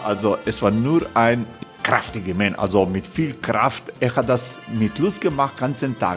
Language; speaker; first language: German; non-native, fluent; Croatian